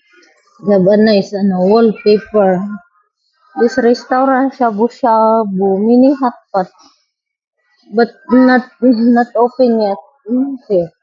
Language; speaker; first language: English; non-native, local second language; Filipino